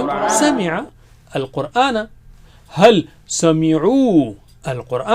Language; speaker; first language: Arabic; non-native, fluent; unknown